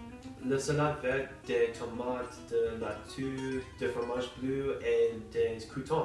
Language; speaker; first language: French; non-native, learner; English